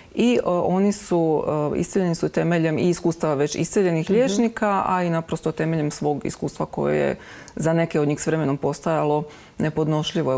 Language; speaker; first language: Croatian; native; Croatian